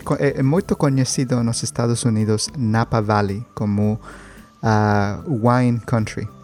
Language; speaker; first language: Portuguese; non-native, learner; Spanish